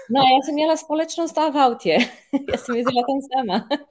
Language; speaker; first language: Czech; non-native, fluent; Slovenian